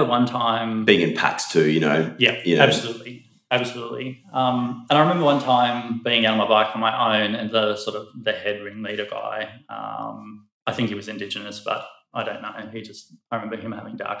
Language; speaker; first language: English; native; English